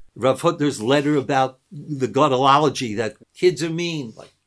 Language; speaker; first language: English; native; English